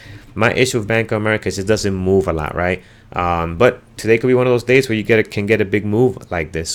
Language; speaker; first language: English; native; English